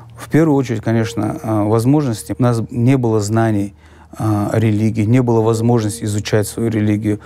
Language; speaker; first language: Russian; non-native, local second language; Chechen